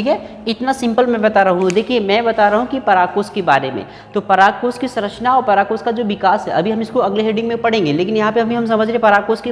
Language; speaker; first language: Hindi; native; Hindi